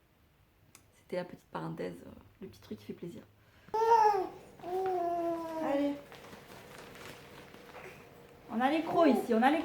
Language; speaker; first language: French; native; French